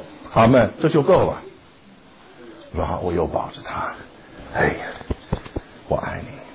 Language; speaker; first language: Chinese; non-native, fluent; English